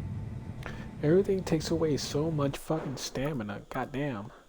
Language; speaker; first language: English; native; English